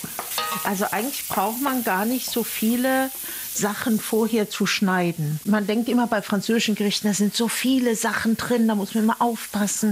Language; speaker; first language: German; native; German